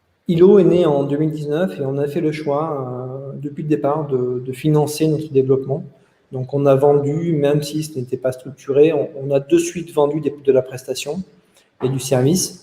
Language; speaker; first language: French; native; French